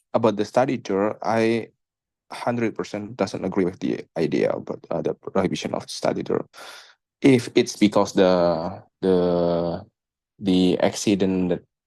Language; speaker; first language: English; non-native, local second language; Indonesian